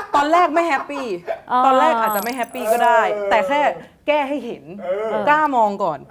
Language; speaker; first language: Thai; native; Thai